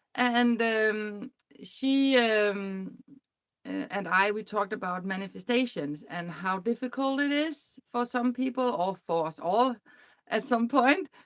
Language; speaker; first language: English; non-native, fluent; Danish